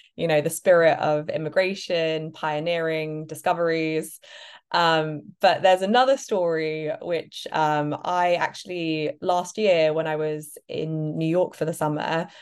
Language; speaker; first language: English; native; English